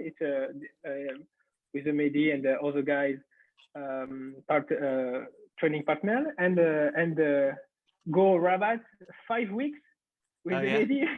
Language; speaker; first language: English; non-native, learner; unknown